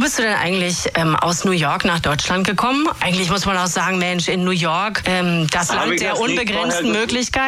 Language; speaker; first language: German; native; German